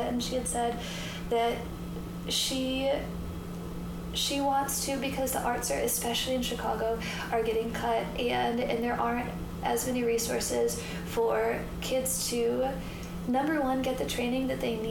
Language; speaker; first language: English; native; English